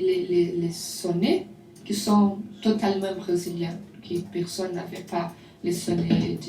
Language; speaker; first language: French; non-native, learner; Portuguese